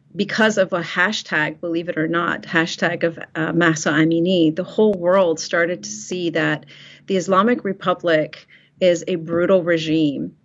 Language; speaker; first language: English; early bilingual, other home language; Persian